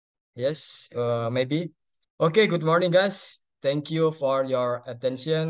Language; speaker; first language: English; non-native, learner; Indonesian